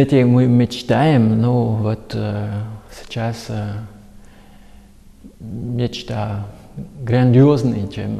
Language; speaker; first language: Russian; non-native, fluent; French